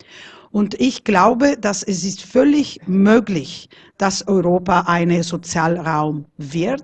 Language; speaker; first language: German; non-native, fluent; Italian